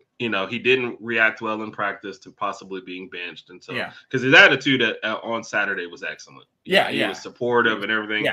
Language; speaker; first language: English; native; English